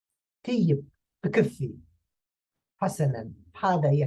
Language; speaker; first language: Arabic; non-native, fluent; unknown